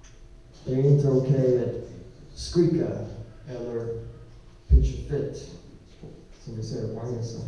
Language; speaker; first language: Swedish; non-native, learner; English